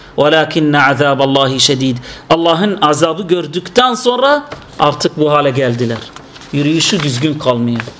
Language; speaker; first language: Turkish; non-native, fluent; Arabic